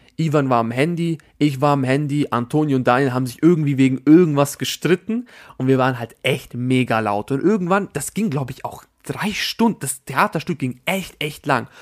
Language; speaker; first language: German; native; German